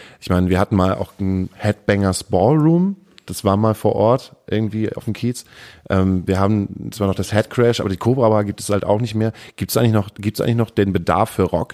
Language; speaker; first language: German; native; German